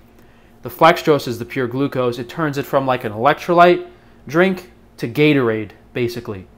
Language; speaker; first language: English; native; English